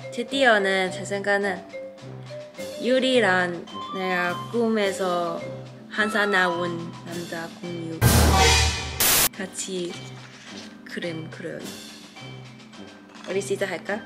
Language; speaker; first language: Korean; non-native, learner; Cantonese